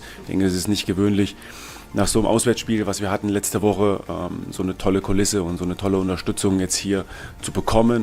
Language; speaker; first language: German; native; German